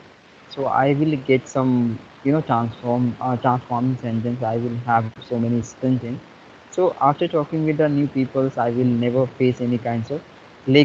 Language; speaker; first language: English; non-native, fluent; Hindi